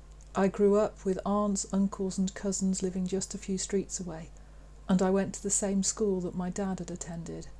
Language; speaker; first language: English; native; English